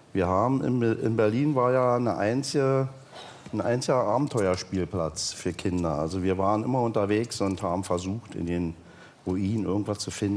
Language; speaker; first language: German; native; German